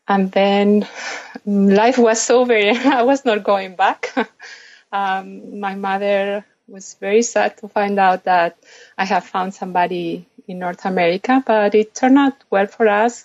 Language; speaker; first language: English; non-native, fluent; Spanish